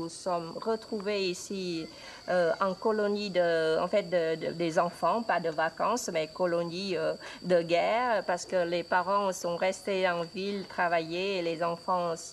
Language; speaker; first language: French; non-native, fluent; Vietnamese